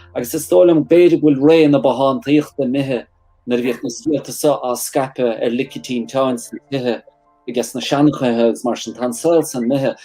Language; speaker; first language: Irish; native; Irish